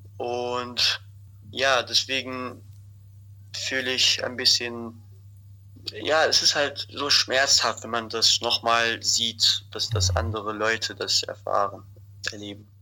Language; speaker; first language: German; non-native, fluent; Arabic